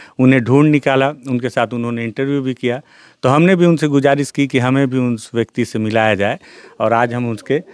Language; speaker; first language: Hindi; native; Hindi